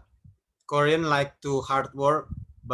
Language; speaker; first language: English; non-native, learner; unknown